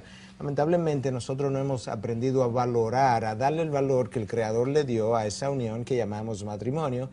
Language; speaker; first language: Spanish; native; Spanish